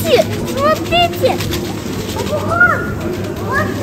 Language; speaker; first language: Russian; non-native, local second language; Kazakh